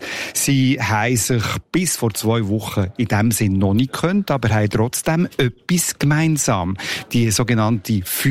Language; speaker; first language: German; native; German